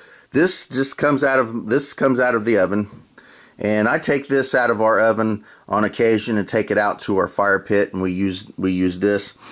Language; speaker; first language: English; native; English